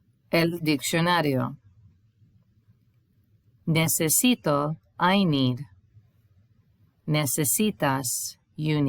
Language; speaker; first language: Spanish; non-native, fluent; English